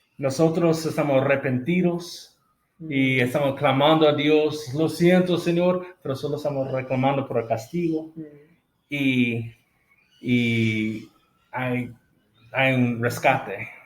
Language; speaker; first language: Spanish; non-native, fluent; English